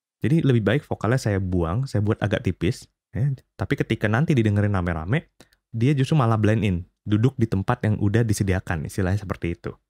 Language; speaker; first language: Indonesian; native; Indonesian